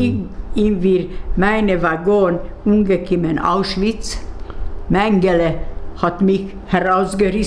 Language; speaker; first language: German; non-native, learner; Hungarian